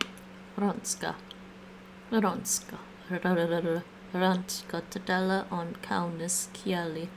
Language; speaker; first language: Finnish; non-native, learner; English